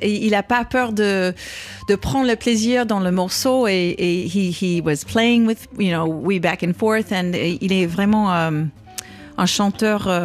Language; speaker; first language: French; non-native, learner; English